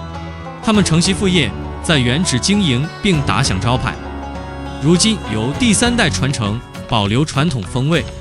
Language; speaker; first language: Chinese; native; Chinese